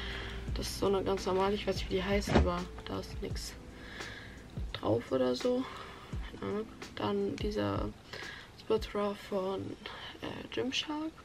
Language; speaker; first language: German; native; German